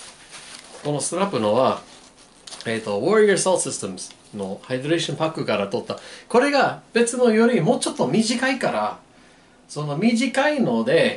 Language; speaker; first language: Japanese; non-native, learner; English